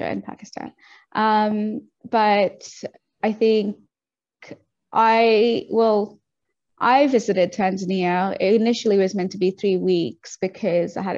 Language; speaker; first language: English; native; English